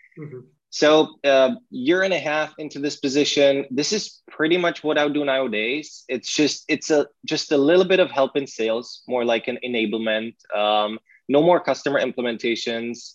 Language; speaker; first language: English; non-native, fluent; Czech